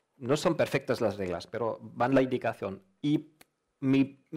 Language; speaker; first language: Spanish; non-native, fluent; German